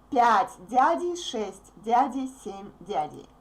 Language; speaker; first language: Russian; native; Russian